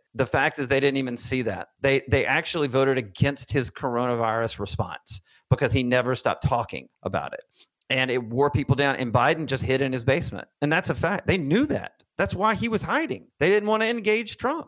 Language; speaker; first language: English; native; English